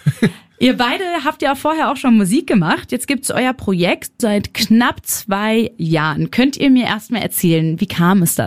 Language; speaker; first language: German; native; German